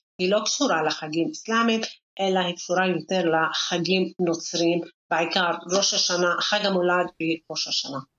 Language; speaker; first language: Hebrew; non-native, local second language; Arabic